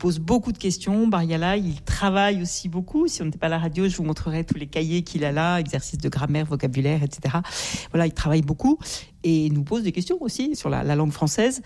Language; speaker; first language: French; native; French